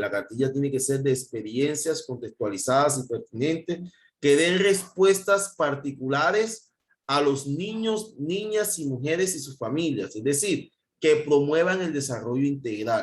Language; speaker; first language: Spanish; native; Spanish